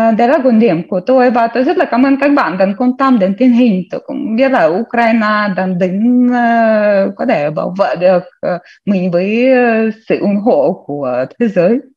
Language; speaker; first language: Vietnamese; non-native, fluent; Ukrainian